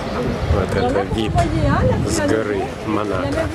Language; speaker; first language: Russian; non-native, fluent; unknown